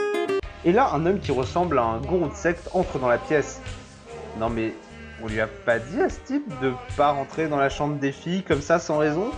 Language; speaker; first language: French; native; French